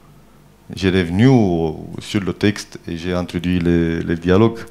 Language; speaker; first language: French; non-native, fluent; Romanian